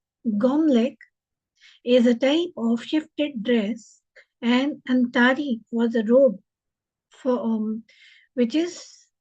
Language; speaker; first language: English; non-native, local second language; Hindi